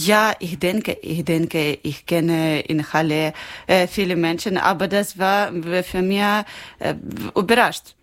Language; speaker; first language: German; non-native, learner; Ukrainian